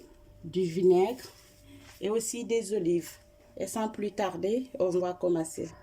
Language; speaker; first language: French; non-native, local second language; Wolof